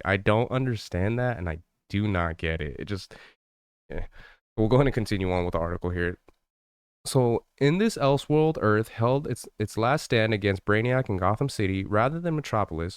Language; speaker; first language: English; native; English